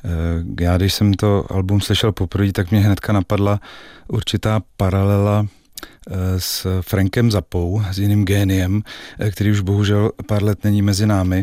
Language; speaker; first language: Czech; native; Czech